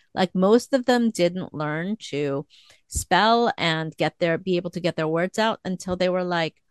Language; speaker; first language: English; early bilingual, other home language; Korean